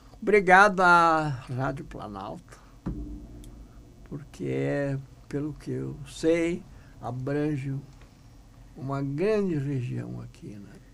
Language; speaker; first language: Portuguese; non-native, local second language; German